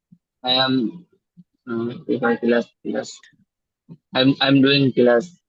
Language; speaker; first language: English; non-native, learner; Bangla